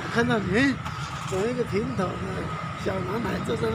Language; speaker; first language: Chinese; native; Chinese